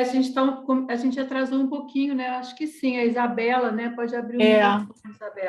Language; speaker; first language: Portuguese; native; Portuguese